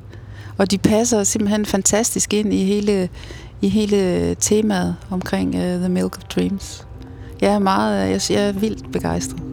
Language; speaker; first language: Danish; native; Danish